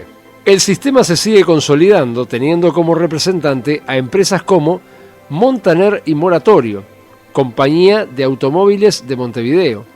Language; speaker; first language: Spanish; native; Spanish